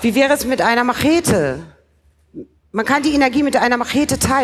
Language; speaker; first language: German; native; German